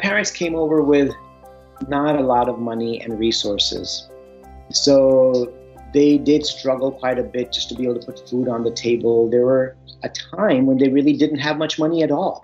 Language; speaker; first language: English; early bilingual, other home language; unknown